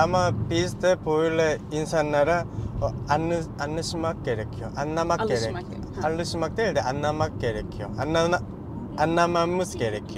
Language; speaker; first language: Turkish; non-native, learner; Korean